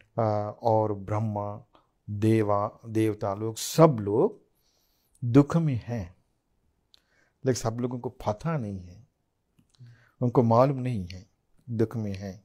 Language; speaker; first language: Hindi; non-native, fluent; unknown